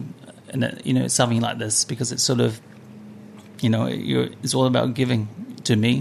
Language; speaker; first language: English; non-native, fluent; Samoan